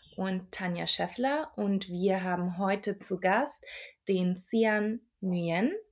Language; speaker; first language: German; native; German